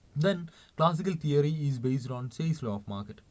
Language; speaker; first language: English; non-native, local second language; Malayalam